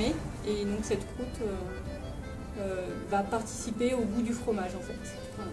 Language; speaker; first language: French; native; French